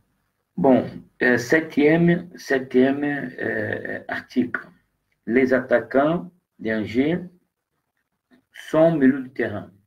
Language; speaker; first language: French; non-native, learner; Portuguese